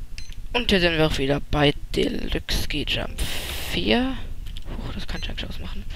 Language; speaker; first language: German; native; German